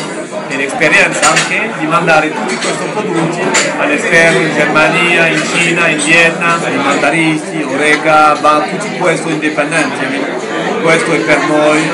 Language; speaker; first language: Italian; non-native, fluent; French